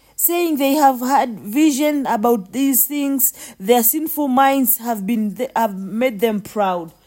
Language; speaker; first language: English; non-native, local second language; Swahili